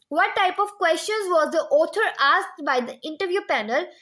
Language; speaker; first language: English; non-native, local second language; Punjabi